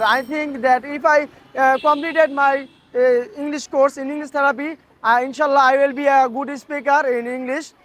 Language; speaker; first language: English; non-native, learner; Bangla